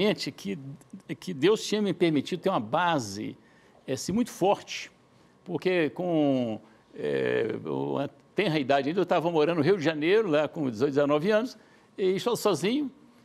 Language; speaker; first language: Portuguese; native; Portuguese